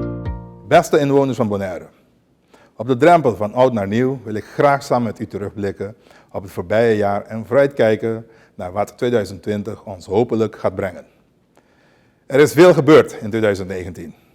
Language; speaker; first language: Dutch; non-native, local second language; Papiamento